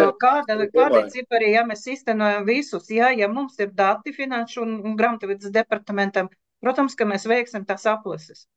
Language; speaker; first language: Latvian; non-native, local second language; Russian